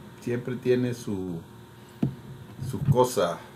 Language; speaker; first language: Spanish; native; Spanish